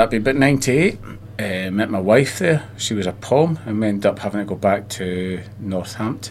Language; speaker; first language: English; native; English